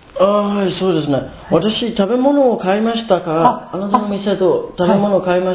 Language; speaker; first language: Japanese; non-native, learner; Burmese